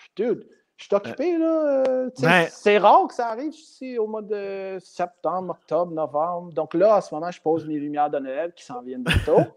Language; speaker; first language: French; non-native, local second language; English